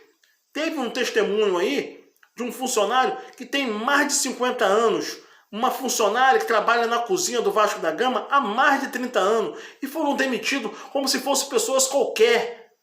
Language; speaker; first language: Portuguese; native; Portuguese